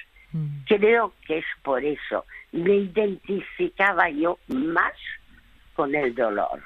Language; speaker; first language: Spanish; early bilingual, other home language; French